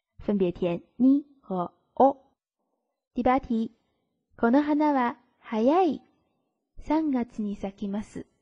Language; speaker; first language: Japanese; non-native, fluent; Chinese